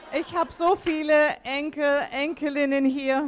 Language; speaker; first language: German; native; German